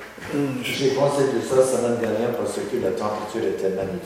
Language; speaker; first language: French; non-native, local second language; English